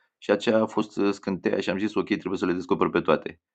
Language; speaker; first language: Romanian; native; Romanian